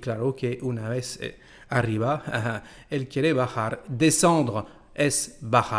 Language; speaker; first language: Spanish; non-native, fluent; French